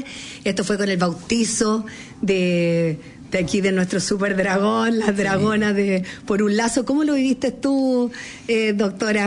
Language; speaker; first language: Spanish; native; Spanish